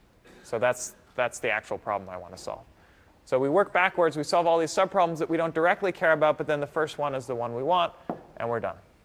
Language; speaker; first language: English; native; English